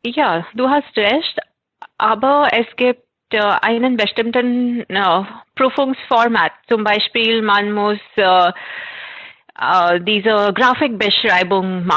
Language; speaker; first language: German; non-native, fluent; Marathi